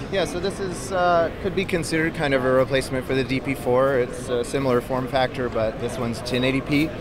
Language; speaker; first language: English; native; English